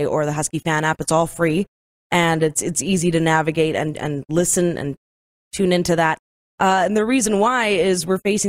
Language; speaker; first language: English; native; English